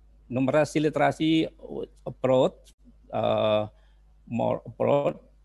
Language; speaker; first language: English; non-native, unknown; Indonesian